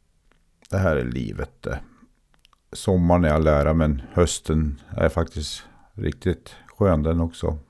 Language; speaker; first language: Swedish; native; Swedish